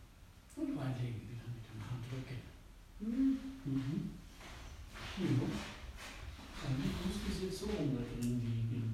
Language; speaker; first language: German; native; German